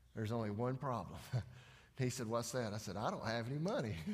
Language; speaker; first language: English; native; English